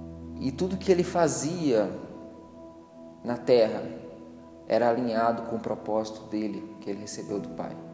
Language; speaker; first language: Portuguese; native; Portuguese